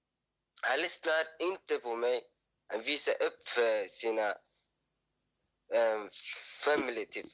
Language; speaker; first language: Swedish; early bilingual, other home language; Somali